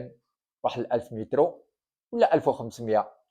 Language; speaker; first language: Arabic; native; Arabic